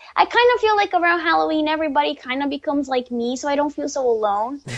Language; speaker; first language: English; non-native, fluent; Portuguese